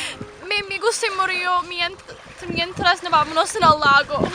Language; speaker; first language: Spanish; non-native, learner; English